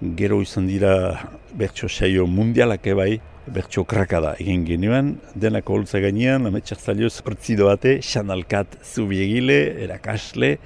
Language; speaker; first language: Basque; native; Basque